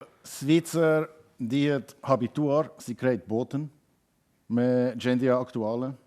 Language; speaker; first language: Albanian; non-native, fluent; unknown